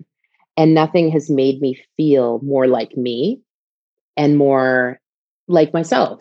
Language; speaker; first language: English; native; English